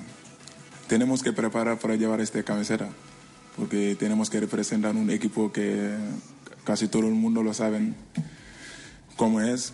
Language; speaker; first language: Spanish; non-native, learner; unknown